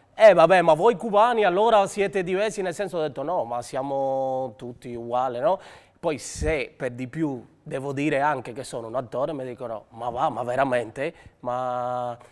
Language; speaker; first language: Italian; non-native, fluent; Spanish